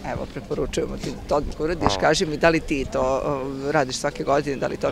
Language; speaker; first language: Serbian; native; Serbian